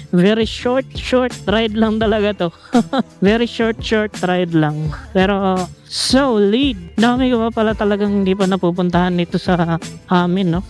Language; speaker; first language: Filipino; non-native, local second language; Cebuano